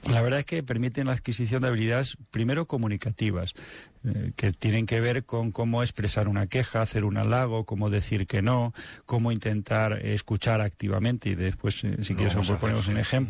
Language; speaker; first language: Spanish; native; Spanish